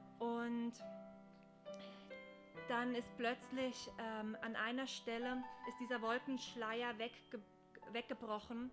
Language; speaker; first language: German; native; German